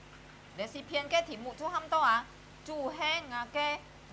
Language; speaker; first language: Chinese; early bilingual, heritage; Hakka Chinese